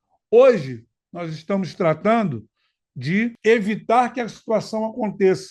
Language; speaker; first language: Portuguese; native; Portuguese